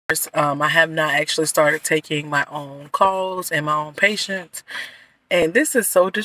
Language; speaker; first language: English; native; English